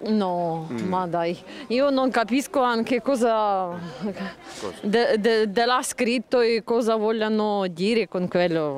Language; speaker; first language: Italian; non-native, learner; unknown